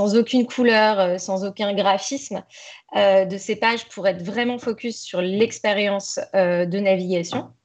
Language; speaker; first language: French; native; French